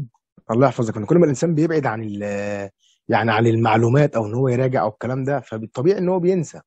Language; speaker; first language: Arabic; native; Arabic